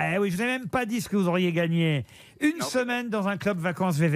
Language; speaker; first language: French; native; French